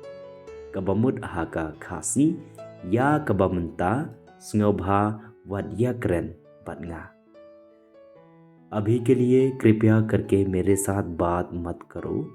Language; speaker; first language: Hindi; non-native, local second language; Khasi